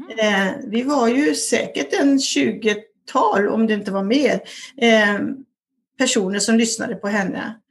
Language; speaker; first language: Swedish; native; Swedish